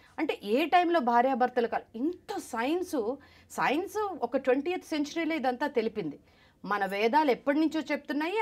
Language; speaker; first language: Telugu; non-native, local second language; Malayalam